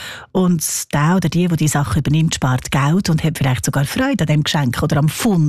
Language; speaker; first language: German; native; German